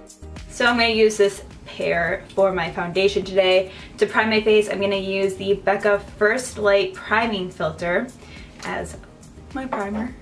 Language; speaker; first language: English; native; English